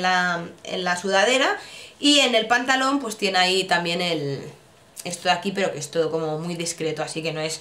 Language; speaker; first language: Spanish; native; Spanish